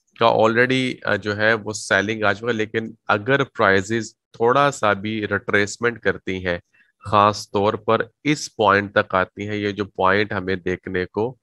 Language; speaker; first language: Urdu; native; Urdu